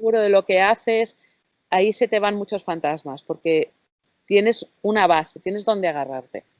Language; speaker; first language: Spanish; native; Spanish